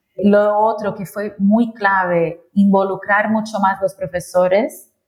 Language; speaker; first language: Spanish; non-native, fluent; Portuguese